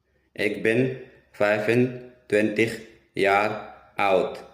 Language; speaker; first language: Dutch; non-native, learner; Pashto